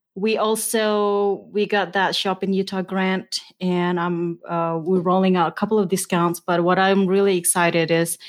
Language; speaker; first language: English; non-native, fluent; Indonesian